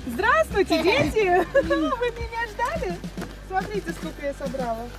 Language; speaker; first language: Russian; native; Russian